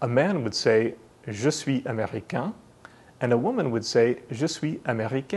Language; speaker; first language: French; non-native, fluent; English